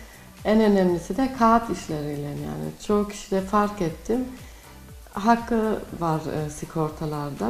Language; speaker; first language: Turkish; early bilingual, heritage; Turkish